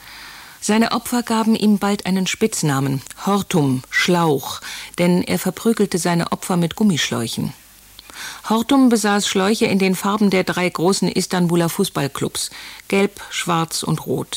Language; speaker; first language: German; native; German